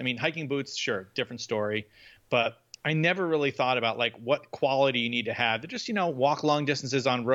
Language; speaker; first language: English; native; English